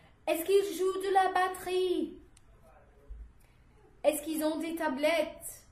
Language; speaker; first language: French; non-native, learner; English